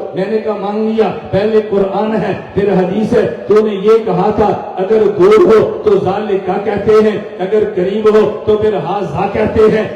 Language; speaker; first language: Urdu; non-native, local second language; Punjabi